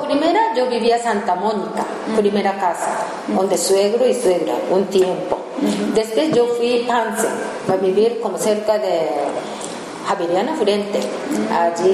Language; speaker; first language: Spanish; non-native, learner; Japanese